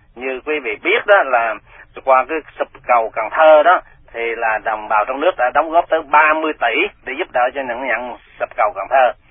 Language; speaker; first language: Vietnamese; native; Vietnamese